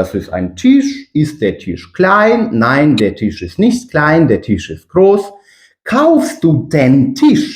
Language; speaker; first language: German; non-native, fluent; Ukrainian